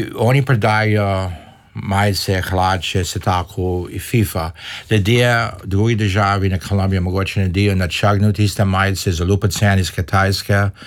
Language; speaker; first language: Slovenian; early bilingual, heritage; Slovenian